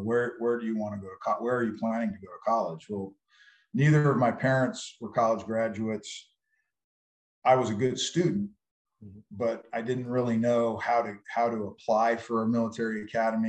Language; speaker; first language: English; native; English